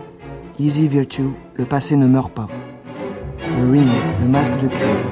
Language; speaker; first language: French; native; French